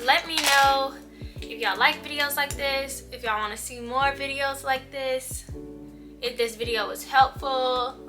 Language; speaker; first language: English; native; English